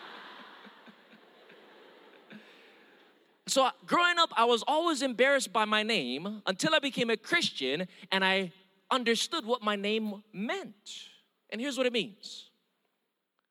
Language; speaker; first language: English; early bilingual, other home language; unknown